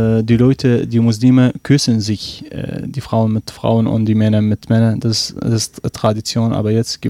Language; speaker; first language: German; non-native, learner; Arabic